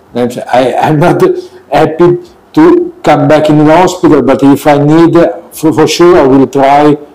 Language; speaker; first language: English; non-native, learner; Italian